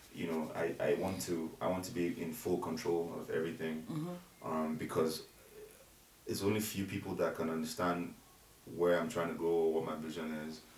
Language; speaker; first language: English; non-native, local second language; Yoruba